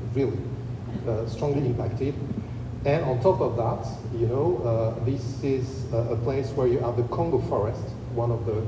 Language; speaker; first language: English; non-native, fluent; French